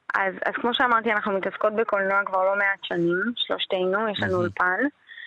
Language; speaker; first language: Hebrew; native; Hebrew